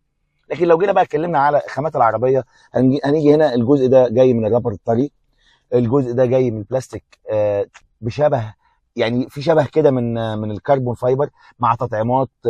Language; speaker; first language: Arabic; native; Arabic